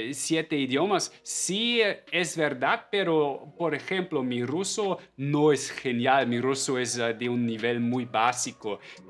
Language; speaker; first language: Spanish; non-native, fluent; German